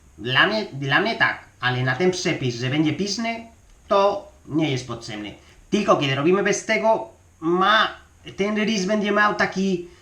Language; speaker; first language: Polish; non-native, learner; Spanish